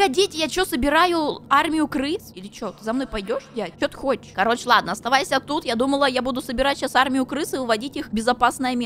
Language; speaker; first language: Russian; native; Russian